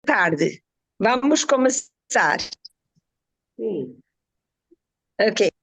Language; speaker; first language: Portuguese; non-native, fluent; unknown